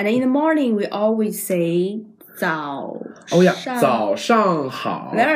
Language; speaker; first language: English; non-native, fluent; Chinese